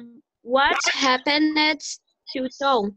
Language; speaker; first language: English; non-native, learner; Portuguese